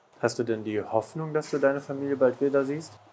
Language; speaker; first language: German; native; German